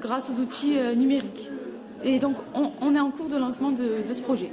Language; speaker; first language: French; native; French